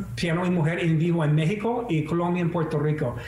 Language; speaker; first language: Spanish; non-native, fluent; English